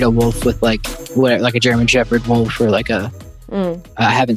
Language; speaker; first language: English; native; English